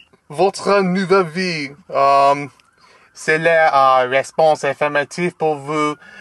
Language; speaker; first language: French; non-native, learner; English